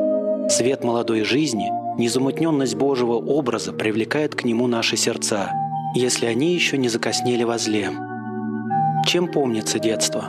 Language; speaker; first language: Russian; native; Russian